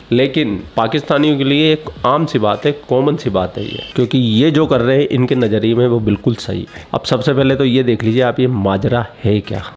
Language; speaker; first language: Hindi; native; Hindi